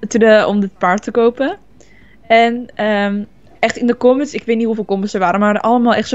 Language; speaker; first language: Dutch; native; Dutch